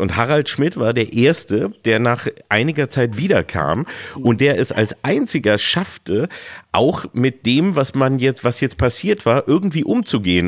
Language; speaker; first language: German; native; German